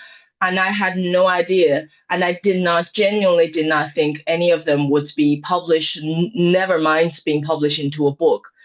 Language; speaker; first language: English; non-native, fluent; Chinese